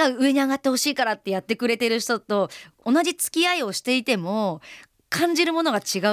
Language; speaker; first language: Japanese; native; Japanese